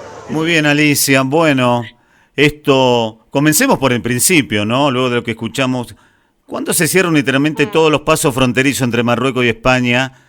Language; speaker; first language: Spanish; native; Spanish